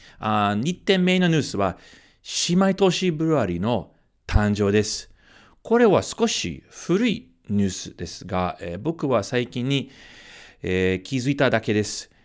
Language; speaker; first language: Japanese; non-native, fluent; English